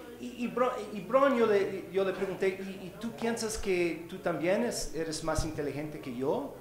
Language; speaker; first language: Spanish; non-native, fluent; English